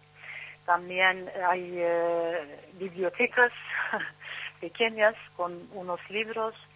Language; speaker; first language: Spanish; non-native, learner; Turkish